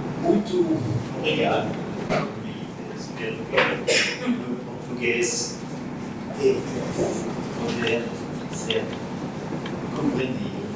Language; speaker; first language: Portuguese; non-native, learner; French